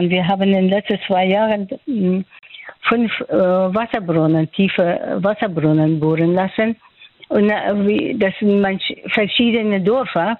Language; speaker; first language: German; non-native, fluent; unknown